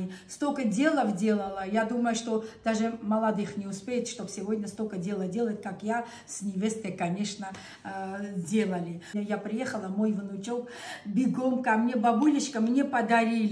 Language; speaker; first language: Russian; non-native, local second language; Armenian